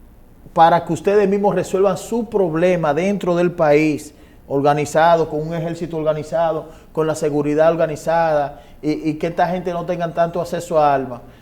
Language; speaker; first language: Spanish; native; Spanish